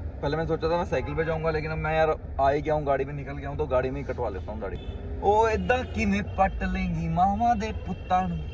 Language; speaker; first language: Hindi; native; Hindi